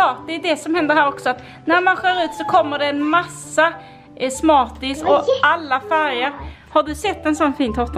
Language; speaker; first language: Swedish; native; Swedish